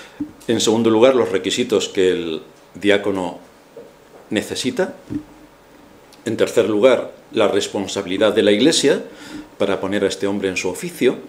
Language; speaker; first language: Spanish; native; Spanish